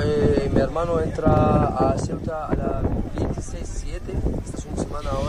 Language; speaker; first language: Spanish; non-native, learner; Arabic